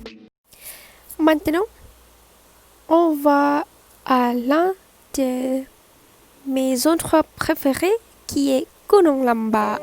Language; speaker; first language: French; non-native, learner; Malay